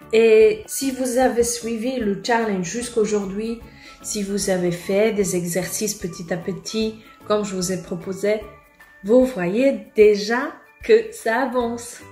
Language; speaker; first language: French; non-native, fluent; Polish